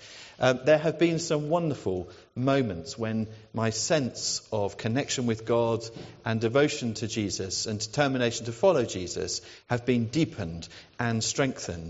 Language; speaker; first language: English; native; English